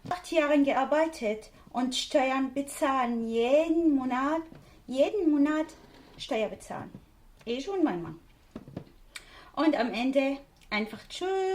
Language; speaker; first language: German; non-native, learner; Arabic